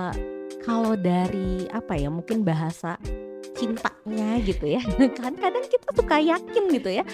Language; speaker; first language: Indonesian; native; Indonesian